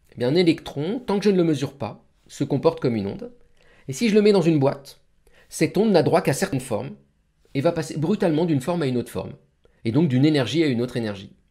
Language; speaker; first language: French; native; French